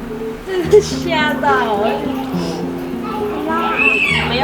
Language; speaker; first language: Chinese; non-native, fluent; Vietnamese